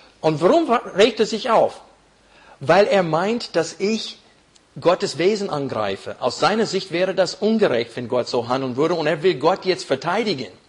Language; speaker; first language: German; non-native, fluent; English